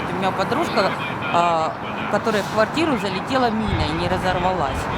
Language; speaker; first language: Russian; native; Russian